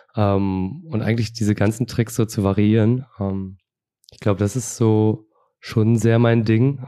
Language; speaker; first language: German; native; German